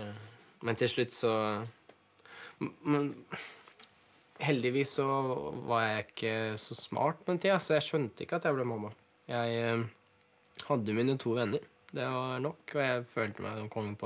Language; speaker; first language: Norwegian; early bilingual, other home language; Russian